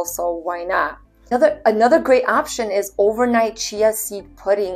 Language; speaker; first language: English; native; English